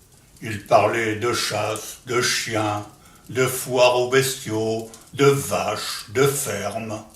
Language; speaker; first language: French; native; French